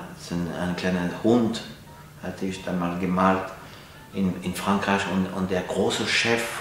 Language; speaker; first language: German; non-native, fluent; French